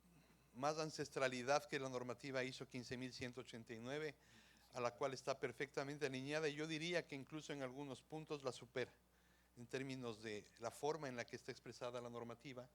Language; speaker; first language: Spanish; native; Spanish